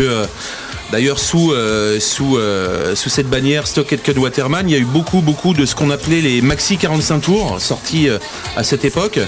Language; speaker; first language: French; native; French